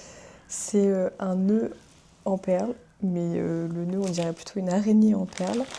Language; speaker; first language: French; native; French